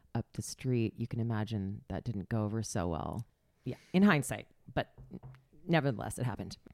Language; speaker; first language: English; native; English